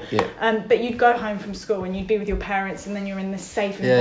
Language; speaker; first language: English; native; English